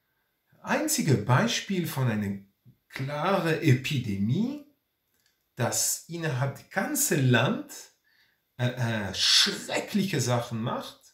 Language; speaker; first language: German; non-native, fluent; Hebrew